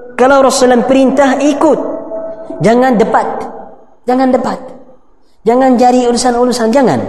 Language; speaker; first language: Malay; non-native, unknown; Arabic